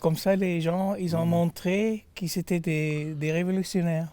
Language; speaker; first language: French; non-native, fluent; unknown